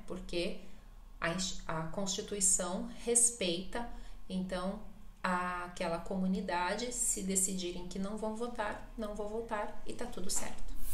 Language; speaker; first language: Portuguese; native; Portuguese